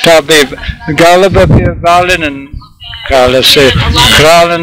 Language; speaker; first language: Turkish; non-native, learner; English